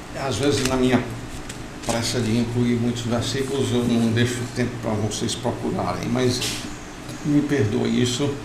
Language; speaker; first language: Portuguese; non-native, fluent; English